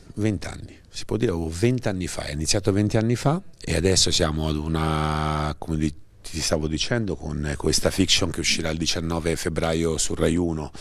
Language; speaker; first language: Italian; native; Italian